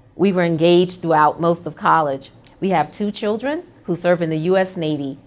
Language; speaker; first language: English; native; English